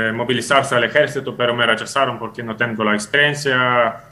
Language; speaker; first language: Spanish; non-native, fluent; Ukrainian